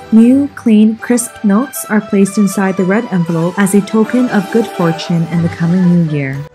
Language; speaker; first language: English; native; English